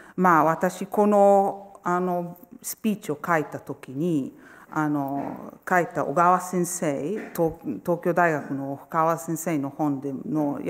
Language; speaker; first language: Japanese; non-native, fluent; Italian